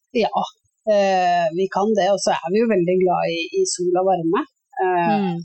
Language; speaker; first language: Norwegian; native; Norwegian